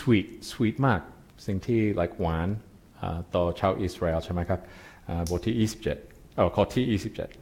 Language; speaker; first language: Thai; non-native, fluent; English